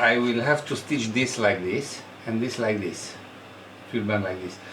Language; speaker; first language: English; non-native, fluent; Romanian